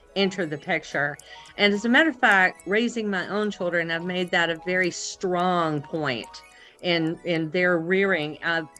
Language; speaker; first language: English; native; English